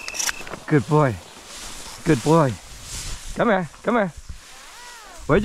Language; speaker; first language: English; native; English